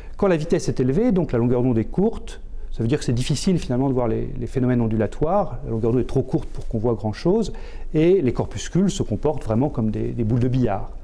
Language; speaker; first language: French; native; French